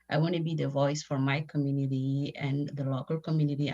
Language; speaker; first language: English; non-native, fluent; Somali